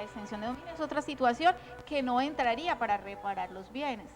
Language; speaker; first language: Spanish; native; Spanish